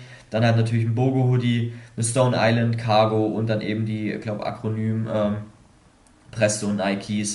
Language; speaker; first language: German; native; German